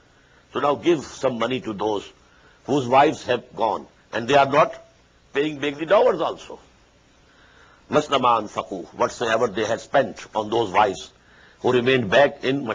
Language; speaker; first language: English; non-native, local second language; Urdu